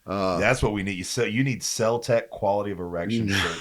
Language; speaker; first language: English; native; English